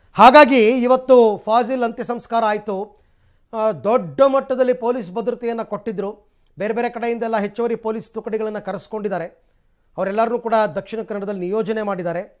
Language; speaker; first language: Kannada; native; Kannada